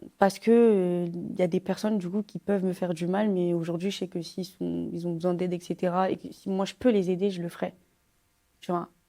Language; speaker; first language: French; non-native, local second language; Haitian Creole